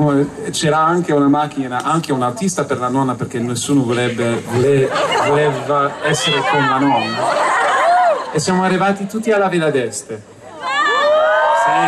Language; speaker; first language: Italian; non-native, fluent; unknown